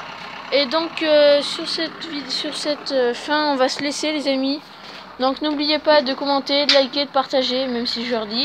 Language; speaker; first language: French; native; French